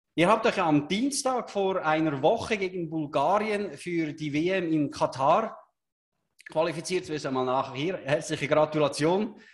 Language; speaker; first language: German; native; German